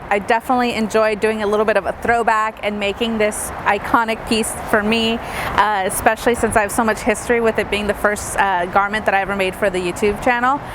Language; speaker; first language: English; native; English